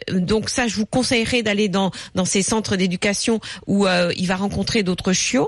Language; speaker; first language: French; native; French